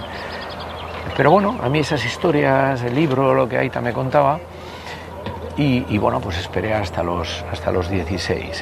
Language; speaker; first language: Spanish; native; Spanish